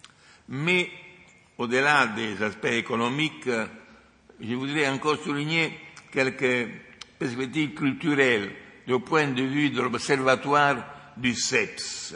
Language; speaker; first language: French; non-native, fluent; Italian